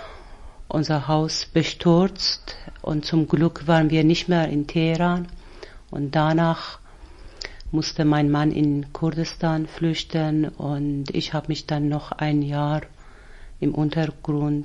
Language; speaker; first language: German; non-native, fluent; Persian